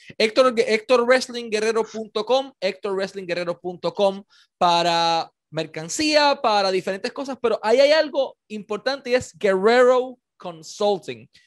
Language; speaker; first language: Spanish; native; Spanish